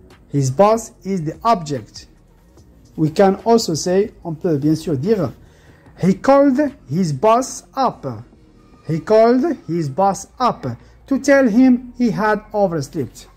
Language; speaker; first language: English; non-native, fluent; Arabic